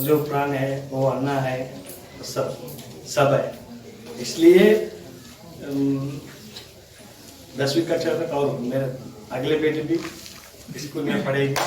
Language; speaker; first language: Hindi; non-native, local second language; Telugu